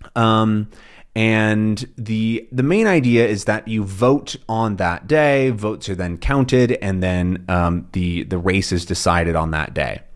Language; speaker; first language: English; native; English